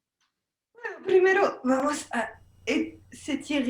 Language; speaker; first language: Spanish; non-native, learner; French